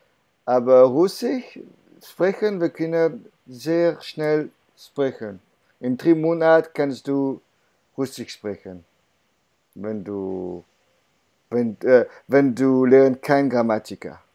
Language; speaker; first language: German; non-native, learner; French